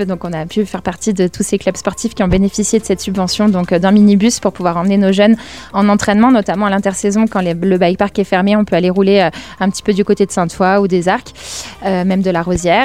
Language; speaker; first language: French; native; French